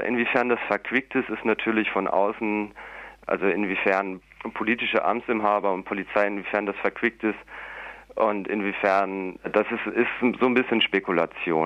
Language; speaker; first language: German; native; German